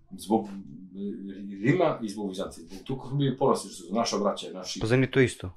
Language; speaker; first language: Serbian; non-native, local second language; Romanian